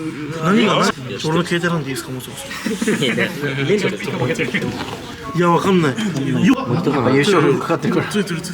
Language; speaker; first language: Japanese; native; Japanese